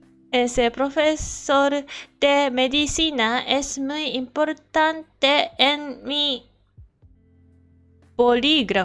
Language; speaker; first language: Spanish; non-native, learner; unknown